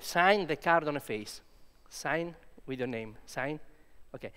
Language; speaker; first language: English; non-native, learner; Italian